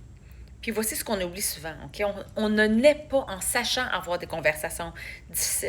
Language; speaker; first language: French; native; French